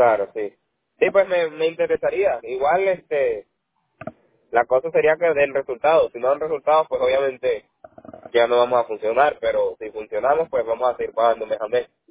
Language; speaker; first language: Spanish; native; Spanish